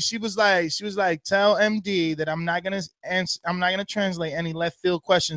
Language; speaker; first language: English; native; English